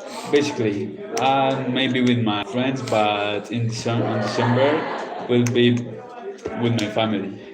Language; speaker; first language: English; non-native, learner; Spanish